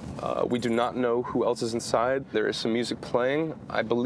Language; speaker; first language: English; native; English